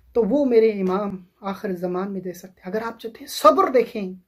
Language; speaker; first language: Urdu; non-native, local second language; Sindhi